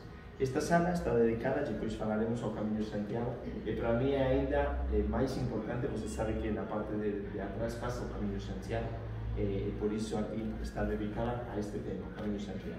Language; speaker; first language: Portuguese; non-native, fluent; Spanish